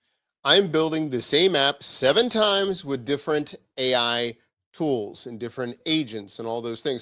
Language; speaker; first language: English; native; English